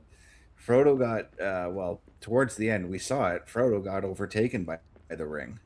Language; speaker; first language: English; native; English